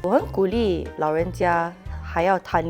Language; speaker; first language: Chinese; non-native, local second language; English